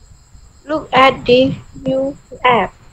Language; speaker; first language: English; non-native, learner; Khmer